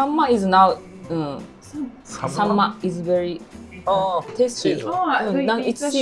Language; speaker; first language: English; non-native, learner; Japanese